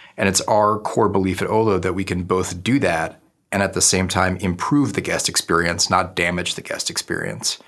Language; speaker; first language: English; native; English